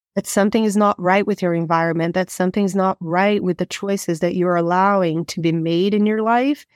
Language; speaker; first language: English; non-native, fluent; Portuguese